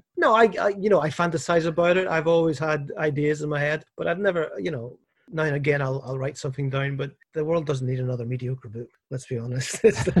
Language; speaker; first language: English; native; English